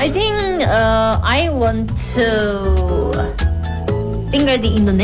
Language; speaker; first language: English; non-native, learner; Korean